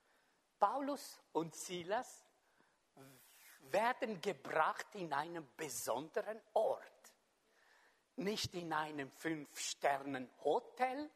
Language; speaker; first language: German; non-native, fluent; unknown